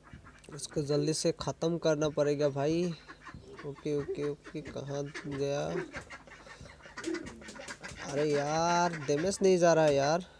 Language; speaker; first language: Hindi; non-native, local second language; Assamese